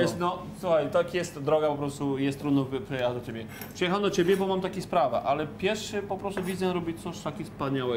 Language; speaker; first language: Polish; non-native, fluent; French